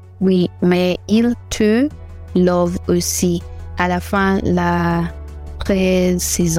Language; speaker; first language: French; non-native, learner; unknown